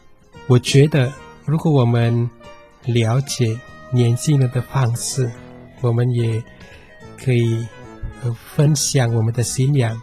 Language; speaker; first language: Chinese; non-native, fluent; Indonesian